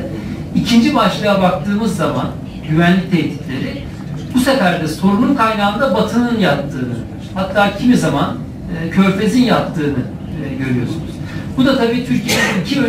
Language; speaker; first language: Turkish; native; Turkish